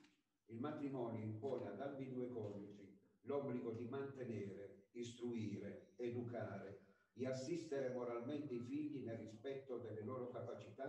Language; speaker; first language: Italian; native; Italian